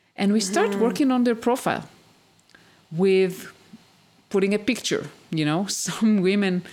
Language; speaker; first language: English; non-native, fluent; Hebrew